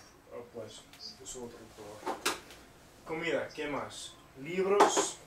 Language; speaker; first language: Spanish; non-native, fluent; English